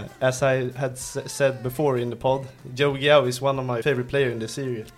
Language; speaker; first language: English; non-native, fluent; Swedish